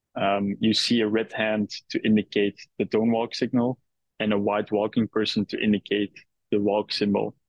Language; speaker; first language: English; non-native, fluent; Dutch